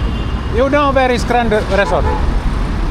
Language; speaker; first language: English; non-native, learner; Finnish